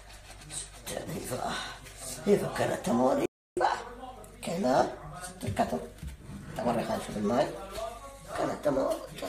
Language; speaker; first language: Finnish; non-native, learner; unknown